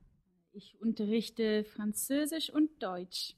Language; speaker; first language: German; non-native, fluent; English